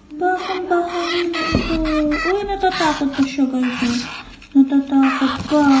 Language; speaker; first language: Filipino; native; Filipino